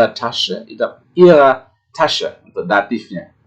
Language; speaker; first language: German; non-native, fluent; Indonesian